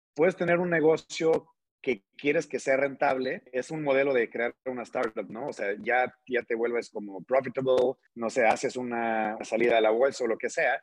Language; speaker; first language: Spanish; non-native, fluent; Russian